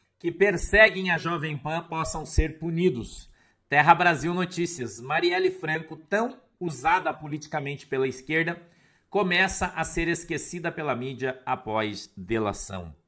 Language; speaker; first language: Portuguese; native; Portuguese